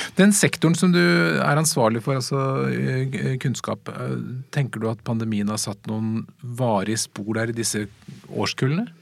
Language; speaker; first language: Norwegian; native; Norwegian